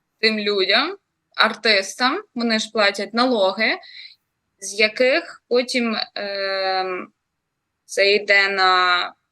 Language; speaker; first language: Ukrainian; native; Ukrainian